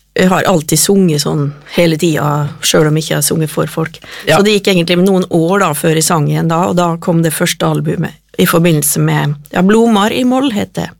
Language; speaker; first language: Norwegian; native; Norwegian